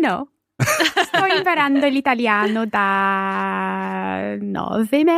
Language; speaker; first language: Italian; non-native, learner; English